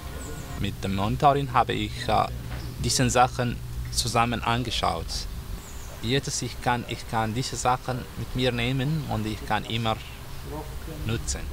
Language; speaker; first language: German; non-native, learner; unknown